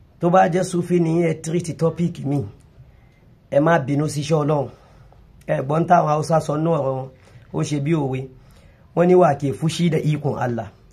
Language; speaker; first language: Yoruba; non-native, local second language; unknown